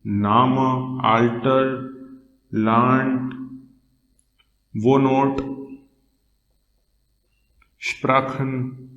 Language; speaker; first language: German; non-native, fluent; Hindi